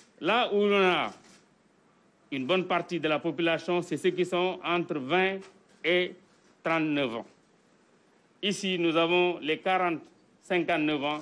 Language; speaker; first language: French; non-native, local second language; Wolof